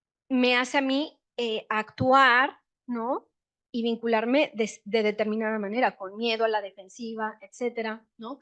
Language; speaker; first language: Spanish; native; Spanish